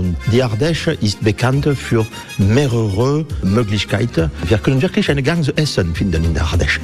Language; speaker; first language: German; non-native, fluent; French